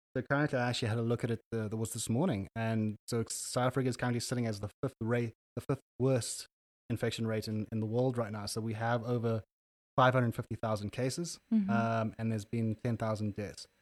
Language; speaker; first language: English; native; English